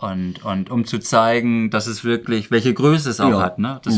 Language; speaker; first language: German; native; German